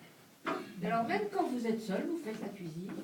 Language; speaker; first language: French; native; French